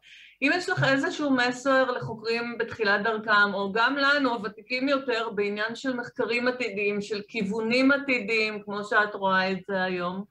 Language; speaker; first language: Hebrew; native; Hebrew